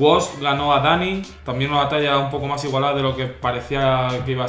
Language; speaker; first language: Spanish; native; Spanish